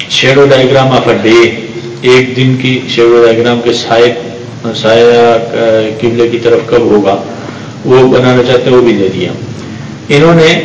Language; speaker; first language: Urdu; non-native, local second language; Pashto